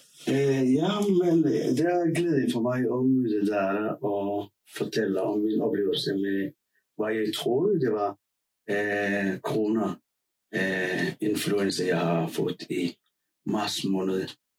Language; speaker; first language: Norwegian; non-native, fluent; Somali